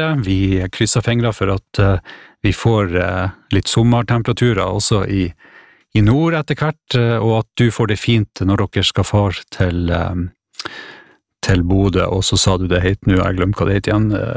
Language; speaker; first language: Norwegian; native; Norwegian